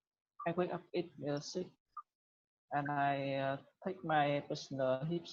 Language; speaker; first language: English; non-native, learner; Vietnamese